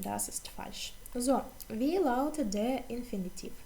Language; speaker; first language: German; non-native, fluent; Ukrainian